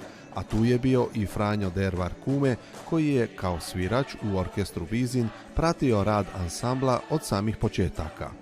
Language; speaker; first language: Bosnian; native; Bosnian